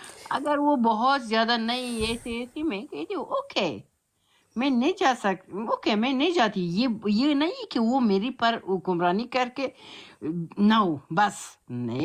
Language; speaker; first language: Hindi; non-native, learner; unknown